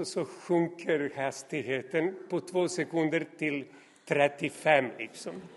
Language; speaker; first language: Swedish; non-native, fluent; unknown